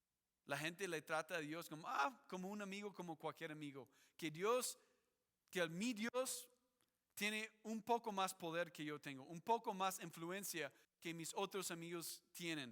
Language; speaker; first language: Spanish; non-native, fluent; English